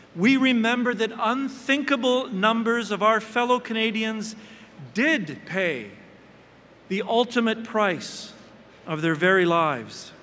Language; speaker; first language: English; native; English